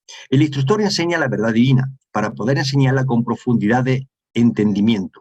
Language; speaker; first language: Spanish; native; Spanish